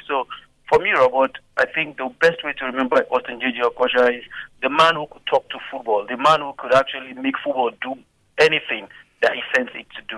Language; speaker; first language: English; non-native, local second language; Yoruba